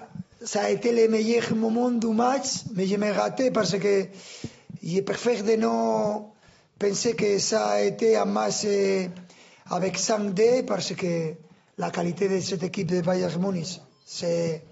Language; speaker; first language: French; non-native, fluent; Spanish